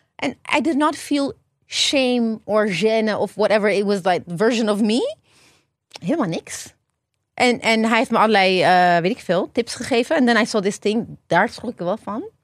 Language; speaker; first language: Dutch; non-native, fluent; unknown